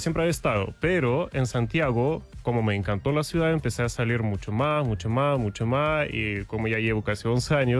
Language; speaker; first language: Spanish; non-native, fluent; Russian